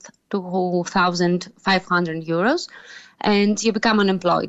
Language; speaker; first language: English; native; English